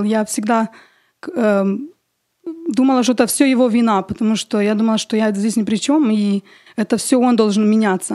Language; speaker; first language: Russian; early bilingual, heritage; Russian